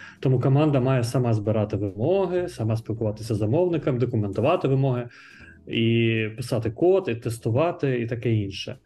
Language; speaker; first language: Ukrainian; native; Ukrainian